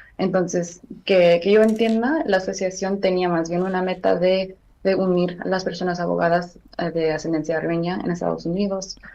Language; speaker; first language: Spanish; non-native, fluent; Armenian